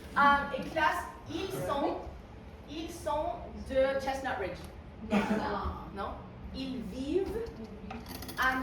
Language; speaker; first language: French; non-native, fluent; Spanish